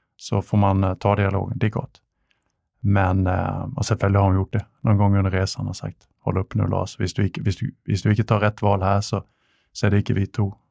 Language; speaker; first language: Swedish; native; Swedish